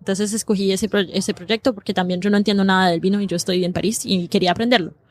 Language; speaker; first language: Spanish; early bilingual, heritage; Spanish